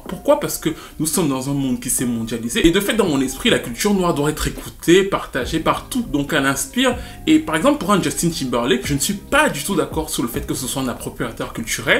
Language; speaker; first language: French; native; French